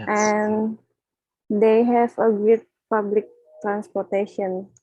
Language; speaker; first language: English; non-native, learner; Indonesian